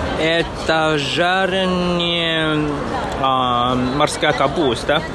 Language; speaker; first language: Russian; non-native, fluent; Chinese